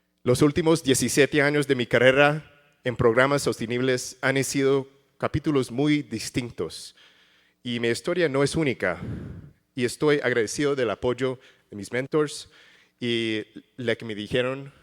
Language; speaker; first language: Spanish; early bilingual, heritage; English